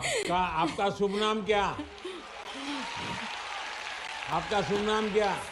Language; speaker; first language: Hindi; non-native, local second language; Gujarati